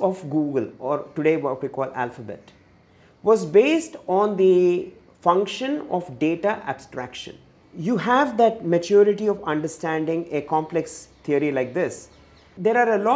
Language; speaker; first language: English; non-native, local second language; Malayalam